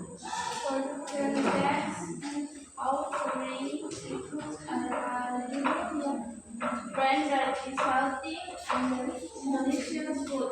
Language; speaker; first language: English; non-native, learner; Indonesian